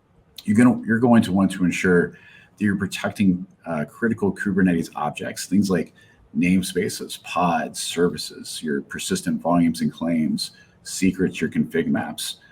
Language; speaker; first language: English; native; English